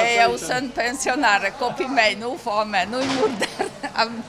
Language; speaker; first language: Romanian; non-native, local second language; Hungarian